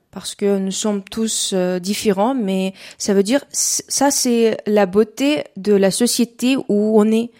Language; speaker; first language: French; non-native, fluent; Uzbek